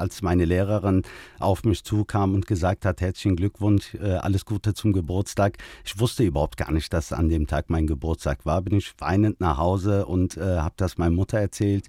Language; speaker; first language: German; early bilingual, other home language; Turkish